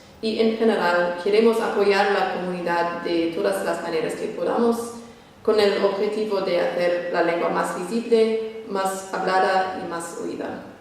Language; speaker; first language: Spanish; non-native, fluent; English